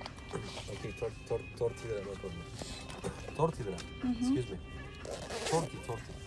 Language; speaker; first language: English; non-native, learner; Turkish